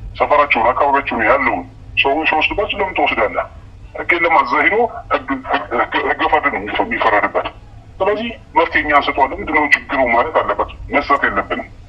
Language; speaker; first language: Amharic; native; Amharic